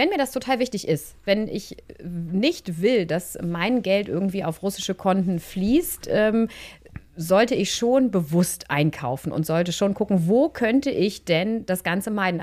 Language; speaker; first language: German; native; German